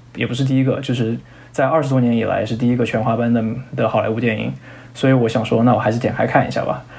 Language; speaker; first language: Chinese; native; Chinese